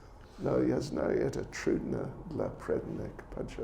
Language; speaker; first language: Russian; non-native, learner; English